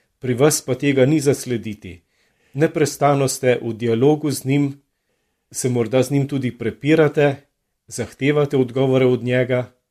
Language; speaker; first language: Slovenian; native; Slovenian